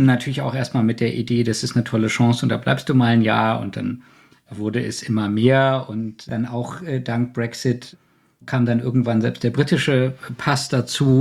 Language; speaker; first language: German; native; German